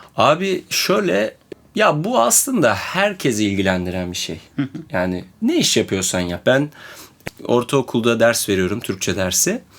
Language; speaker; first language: Turkish; native; Turkish